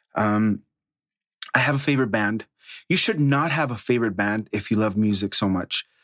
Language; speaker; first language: English; early bilingual, other home language; Spanish